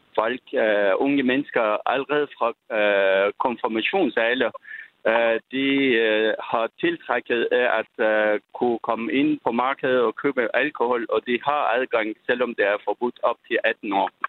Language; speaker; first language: Danish; non-native, fluent; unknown